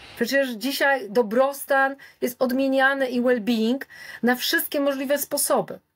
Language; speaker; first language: Polish; native; Polish